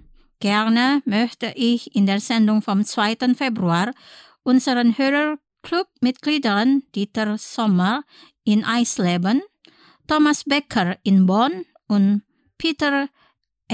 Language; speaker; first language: German; non-native, fluent; Indonesian